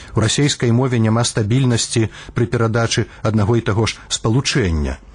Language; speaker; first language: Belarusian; native; Belarusian